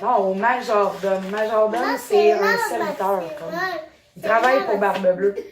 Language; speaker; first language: French; native; French